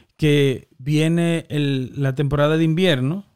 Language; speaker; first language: Spanish; native; Spanish